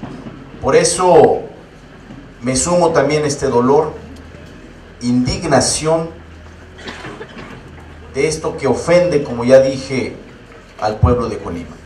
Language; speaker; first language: Spanish; native; Spanish